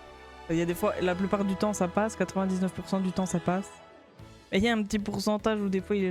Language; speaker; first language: French; native; French